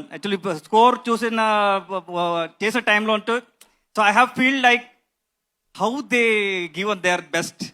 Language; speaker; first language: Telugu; non-native, learner; Kannada